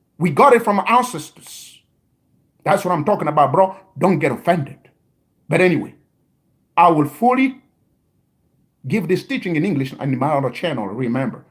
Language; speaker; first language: English; non-native, fluent; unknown